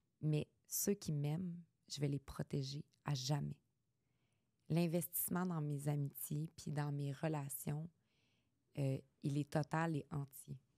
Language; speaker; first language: French; native; French